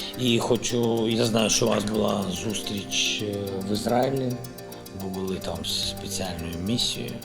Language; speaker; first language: Ukrainian; non-native, local second language; Russian